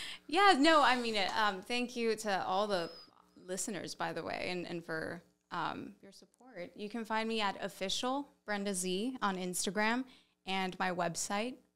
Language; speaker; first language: English; early bilingual, other home language; Spanish